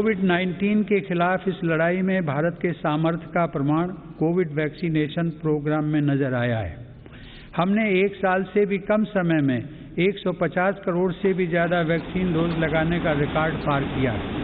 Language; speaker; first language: Hindi; native; Hindi